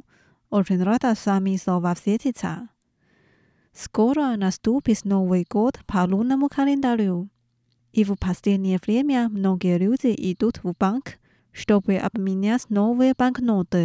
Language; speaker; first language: Russian; non-native, fluent; Chinese